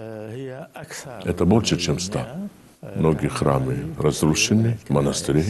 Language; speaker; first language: Russian; non-native, fluent; Arabic